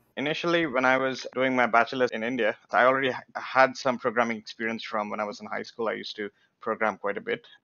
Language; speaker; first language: English; non-native, local second language; Bangla